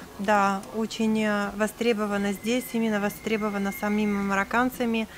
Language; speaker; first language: Russian; native; Russian